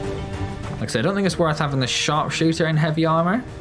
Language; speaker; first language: English; native; English